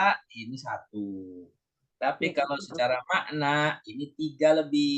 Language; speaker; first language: Indonesian; native; Indonesian